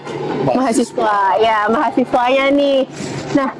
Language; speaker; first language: Indonesian; native; Indonesian